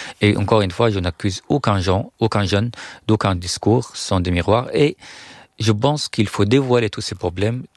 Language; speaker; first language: French; non-native, fluent; Arabic